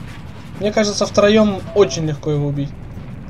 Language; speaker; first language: Russian; native; Russian